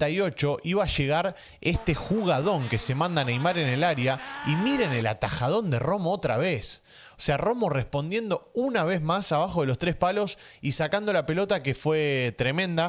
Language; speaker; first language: Spanish; native; Spanish